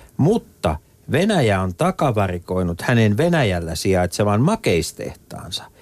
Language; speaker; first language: Finnish; native; Finnish